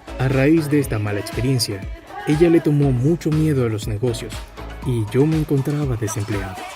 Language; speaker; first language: Spanish; native; Spanish